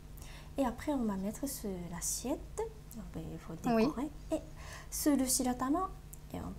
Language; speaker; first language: French; non-native, learner; Japanese